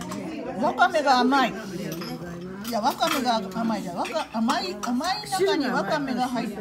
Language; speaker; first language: Japanese; native; Japanese